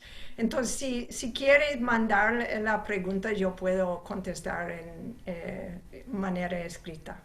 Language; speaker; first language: Spanish; non-native, fluent; English